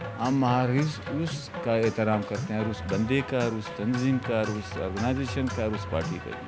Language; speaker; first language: Urdu; non-native, local second language; Pashto